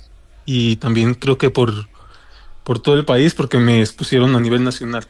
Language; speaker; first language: Spanish; native; Spanish